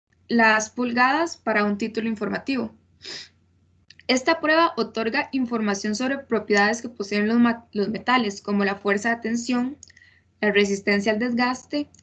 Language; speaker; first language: Spanish; native; Spanish